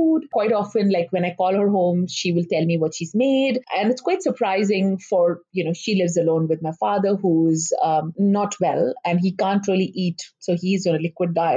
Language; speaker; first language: English; non-native, local second language; Hindi